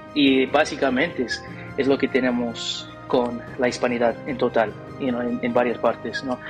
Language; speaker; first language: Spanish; non-native, fluent; English